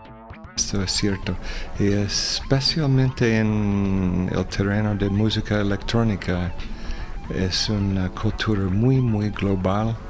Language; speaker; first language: Spanish; non-native, fluent; English